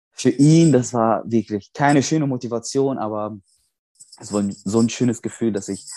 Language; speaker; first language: German; non-native, fluent; Arabic